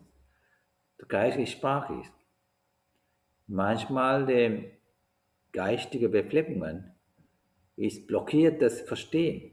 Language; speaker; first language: German; non-native, fluent; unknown